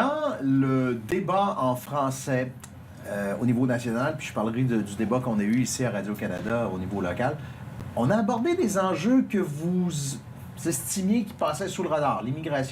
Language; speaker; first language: French; native; French